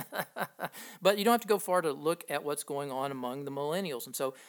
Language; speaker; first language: English; native; English